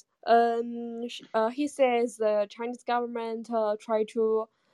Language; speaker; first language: English; non-native, learner; Chinese